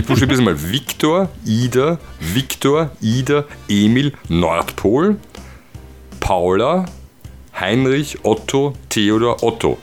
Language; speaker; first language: German; native; German